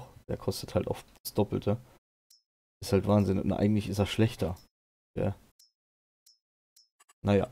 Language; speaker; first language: German; native; German